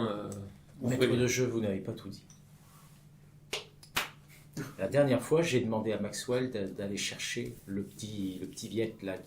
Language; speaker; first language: French; native; French